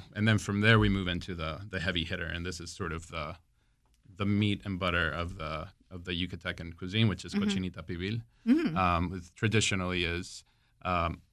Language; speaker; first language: English; early bilingual, other home language; Spanish